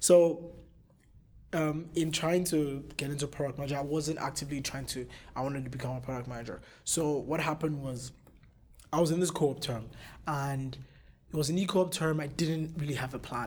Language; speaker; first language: English; non-native, local second language; Yoruba